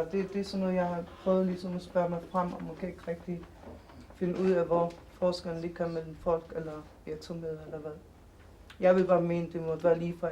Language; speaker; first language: Danish; native; Danish